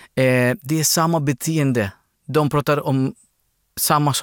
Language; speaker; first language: Swedish; non-native, learner; Greek